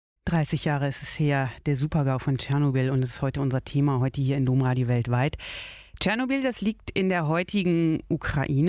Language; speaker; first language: German; native; German